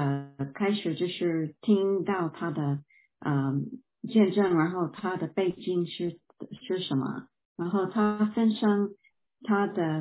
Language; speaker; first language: Chinese; non-native, fluent; English